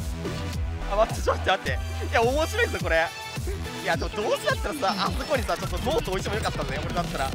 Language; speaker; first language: Japanese; native; Japanese